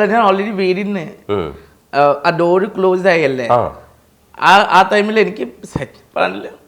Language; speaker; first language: Malayalam; non-native, fluent; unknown